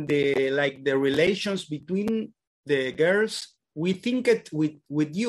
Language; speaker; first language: English; non-native, learner; Spanish